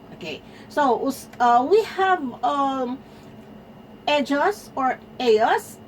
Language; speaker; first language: Spanish; non-native, fluent; Filipino